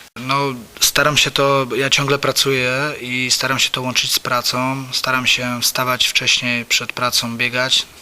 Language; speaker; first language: Polish; native; Polish